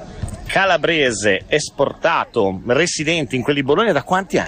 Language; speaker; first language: Italian; native; Italian